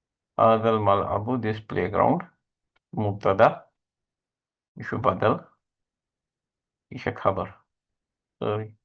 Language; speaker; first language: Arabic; non-native, fluent; Kashmiri